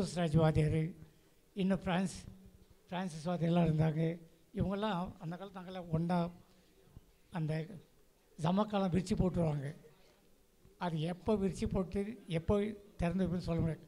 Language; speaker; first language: Tamil; native; Tamil